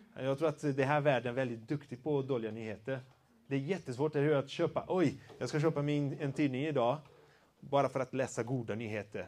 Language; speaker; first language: Swedish; non-native, fluent; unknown